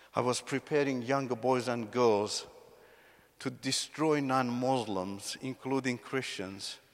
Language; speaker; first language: English; non-native, fluent; Persian